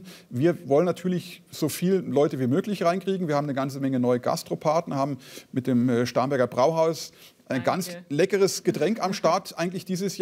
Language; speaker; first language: German; native; German